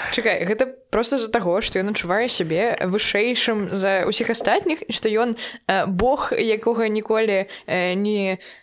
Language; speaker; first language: Belarusian; non-native, local second language; Russian